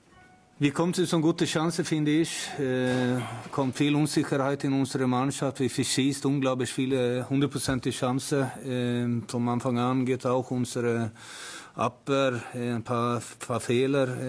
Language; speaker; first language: German; non-native, fluent; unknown